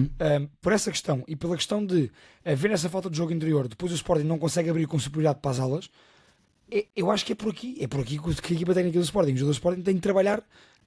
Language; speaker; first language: Portuguese; native; Portuguese